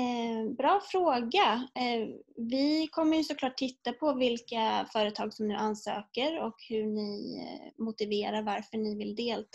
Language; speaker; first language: Swedish; native; Swedish